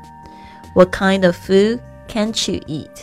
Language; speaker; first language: English; non-native, fluent; Chinese